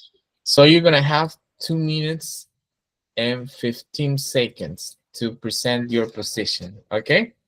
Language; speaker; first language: English; non-native, fluent; Spanish